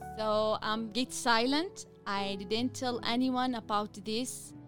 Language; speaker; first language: English; non-native, learner; Arabic